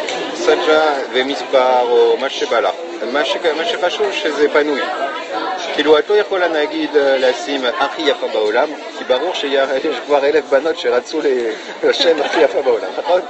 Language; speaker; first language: Hebrew; non-native, fluent; French